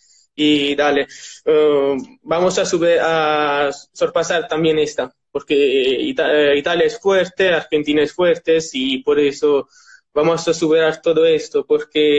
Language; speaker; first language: Spanish; non-native, learner; Italian